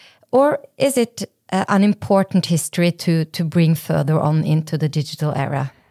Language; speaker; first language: English; non-native, fluent; Norwegian